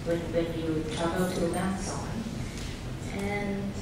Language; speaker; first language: English; non-native, fluent; Thai